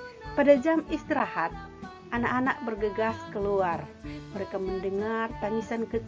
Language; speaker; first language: Indonesian; native; Indonesian